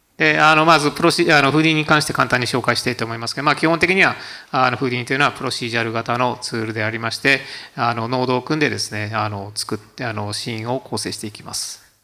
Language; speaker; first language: Japanese; native; Japanese